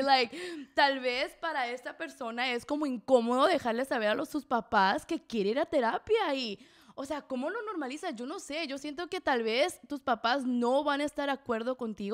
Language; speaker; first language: Spanish; early bilingual, heritage; Spanish